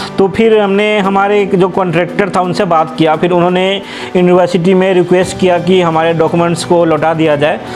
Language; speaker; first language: Hindi; native; Hindi